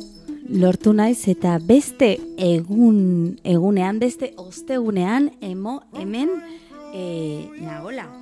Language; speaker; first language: Basque; non-native, local second language; Spanish